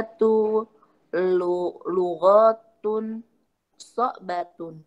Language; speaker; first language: Arabic; non-native, learner; Indonesian